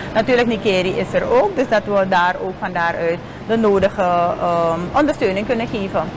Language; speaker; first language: Dutch; native; Dutch